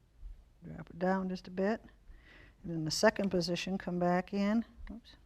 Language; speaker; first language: English; native; English